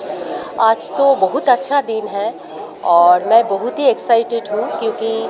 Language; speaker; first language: Hindi; non-native, local second language; Bangla